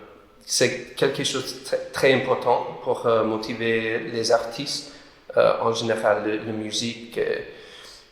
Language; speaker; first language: French; non-native, learner; English